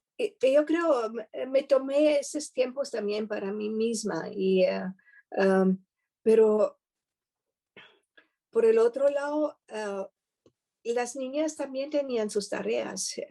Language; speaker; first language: Spanish; non-native, fluent; German